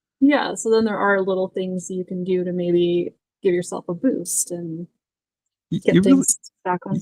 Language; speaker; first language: English; native; English